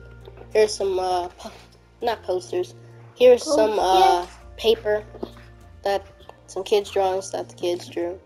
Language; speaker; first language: English; native; English